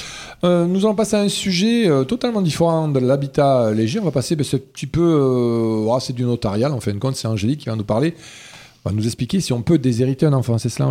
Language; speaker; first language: French; native; French